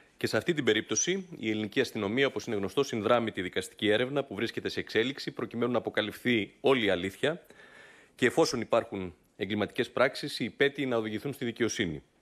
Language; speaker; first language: Greek; native; Greek